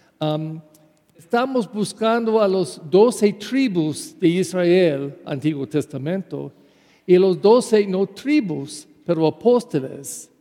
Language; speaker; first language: Spanish; non-native, fluent; English